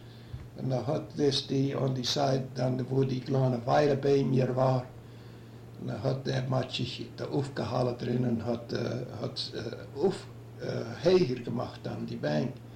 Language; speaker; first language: German; early bilingual, heritage; German